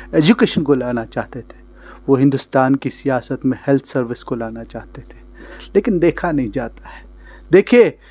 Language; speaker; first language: Hindi; non-native, local second language; Kashmiri